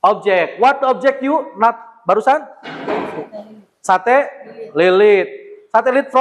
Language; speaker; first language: English; non-native, learner; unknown